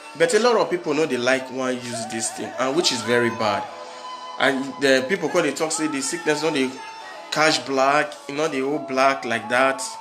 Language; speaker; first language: Nigerian Pidgin; native; Nigerian Pidgin